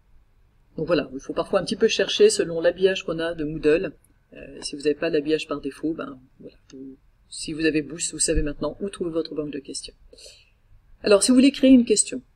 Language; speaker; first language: French; native; French